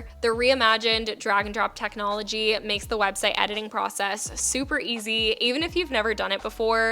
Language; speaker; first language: English; native; English